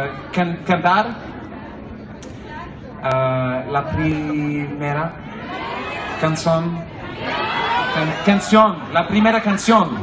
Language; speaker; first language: Spanish; non-native, learner; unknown